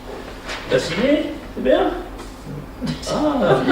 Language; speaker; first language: French; native; French